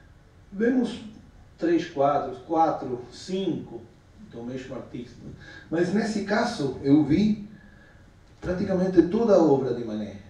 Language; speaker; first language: Portuguese; non-native, fluent; Spanish